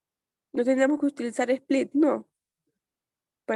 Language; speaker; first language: Spanish; native; Spanish